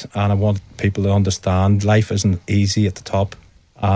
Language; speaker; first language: English; native; English